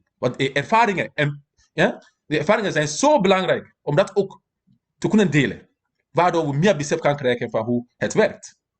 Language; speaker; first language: Dutch; non-native, fluent; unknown